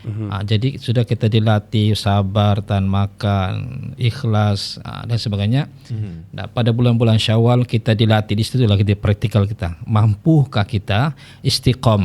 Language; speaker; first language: Malay; native; Malay